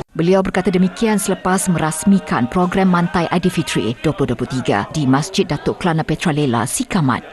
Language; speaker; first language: Malay; native; Malay